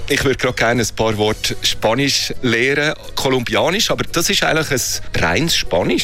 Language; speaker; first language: German; native; German